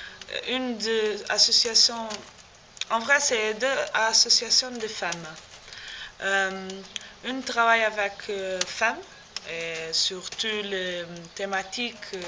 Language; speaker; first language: French; non-native, learner; Portuguese